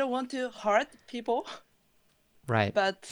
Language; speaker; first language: English; non-native, learner; Japanese